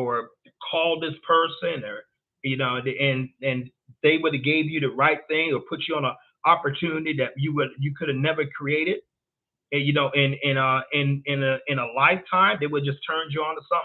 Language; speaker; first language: English; native; English